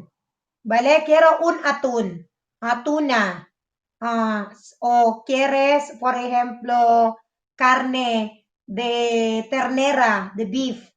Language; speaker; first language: Spanish; non-native, fluent; Filipino